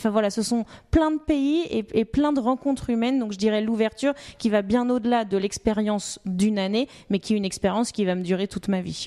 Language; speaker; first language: French; native; French